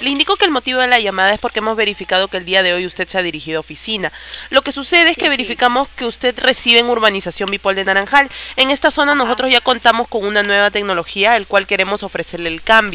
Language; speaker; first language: Spanish; native; Spanish